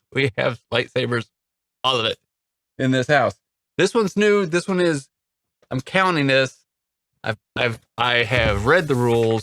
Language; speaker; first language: English; native; English